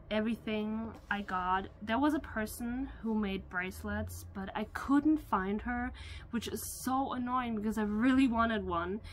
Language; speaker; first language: English; non-native, fluent; German